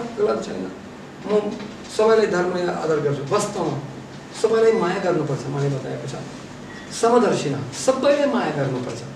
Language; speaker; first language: Nepali; non-native, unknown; Russian